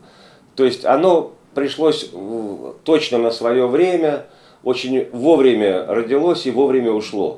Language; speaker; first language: Russian; native; Russian